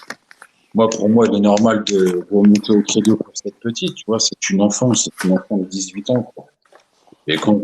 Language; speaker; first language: French; native; French